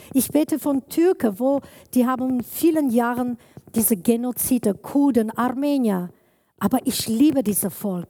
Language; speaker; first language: German; non-native, learner; Kurdish